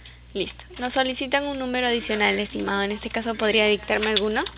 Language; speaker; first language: Spanish; native; Spanish